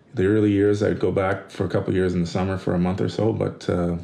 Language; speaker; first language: English; native; English